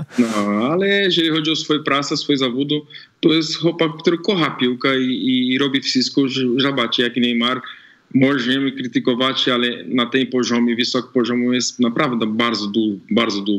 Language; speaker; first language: Polish; non-native, fluent; Portuguese